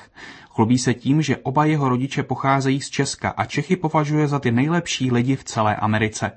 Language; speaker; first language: Czech; native; Czech